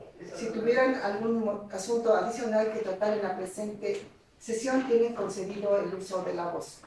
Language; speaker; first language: Spanish; native; Spanish